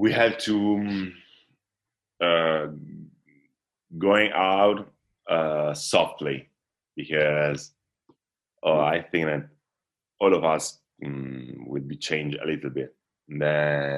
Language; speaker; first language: English; non-native, fluent; Italian